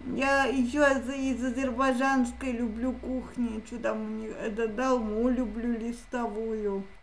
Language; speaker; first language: Russian; native; Russian